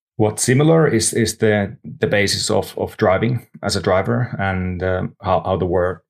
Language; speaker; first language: English; non-native, fluent; Finnish